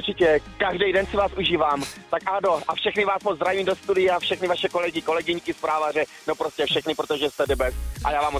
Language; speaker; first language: Czech; native; Czech